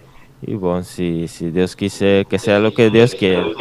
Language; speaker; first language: Portuguese; non-native, learner; Spanish